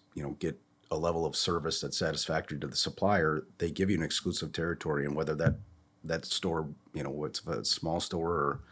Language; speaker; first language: English; native; English